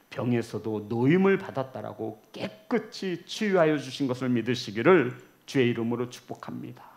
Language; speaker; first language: Korean; native; Korean